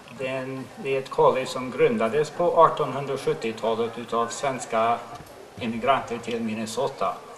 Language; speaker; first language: Swedish; non-native, fluent; English